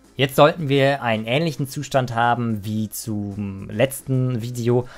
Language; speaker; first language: German; native; German